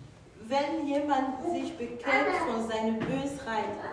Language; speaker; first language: German; non-native, fluent; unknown